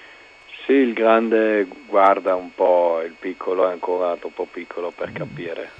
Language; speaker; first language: Italian; non-native, local second language; German